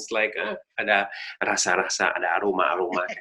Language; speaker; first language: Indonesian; non-native, learner; Dutch